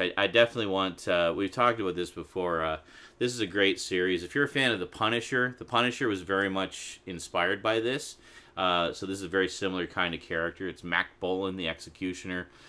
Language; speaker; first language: English; native; English